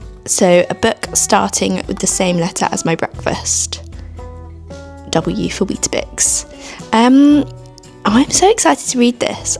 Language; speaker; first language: English; native; English